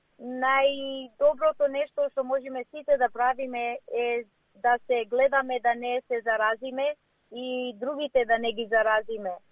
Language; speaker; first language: Macedonian; early bilingual, heritage; Macedonian